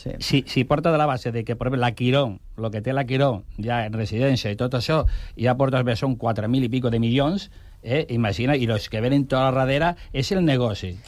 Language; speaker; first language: Catalan; non-native, local second language; Spanish